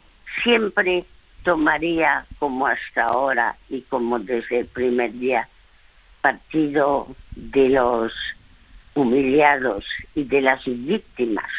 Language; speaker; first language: Spanish; early bilingual, other home language; French